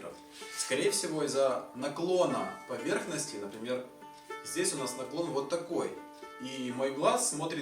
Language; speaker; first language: Russian; native; Russian